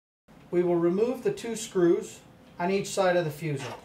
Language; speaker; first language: English; native; English